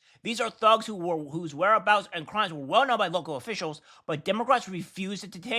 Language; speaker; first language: English; native; English